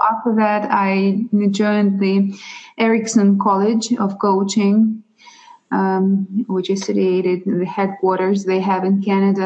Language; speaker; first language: English; non-native, fluent; Russian